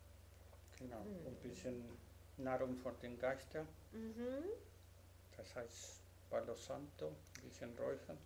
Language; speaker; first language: German; non-native, learner; Spanish